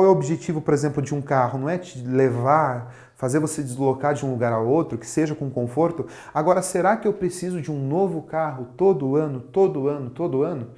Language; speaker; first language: Portuguese; native; Portuguese